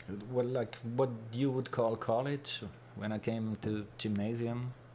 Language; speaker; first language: English; non-native, fluent; German